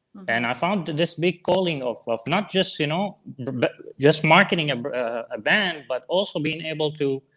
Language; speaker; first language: English; non-native, fluent; Arabic